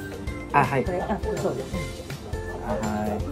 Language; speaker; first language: Japanese; non-native, learner; Filipino